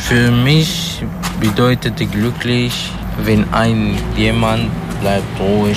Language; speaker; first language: German; non-native, learner; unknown